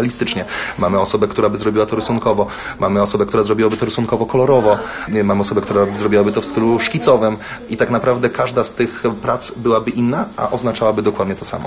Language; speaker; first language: Polish; native; Polish